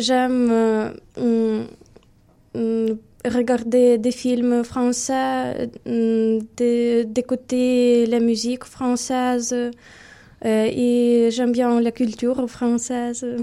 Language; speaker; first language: French; non-native, learner; Ukrainian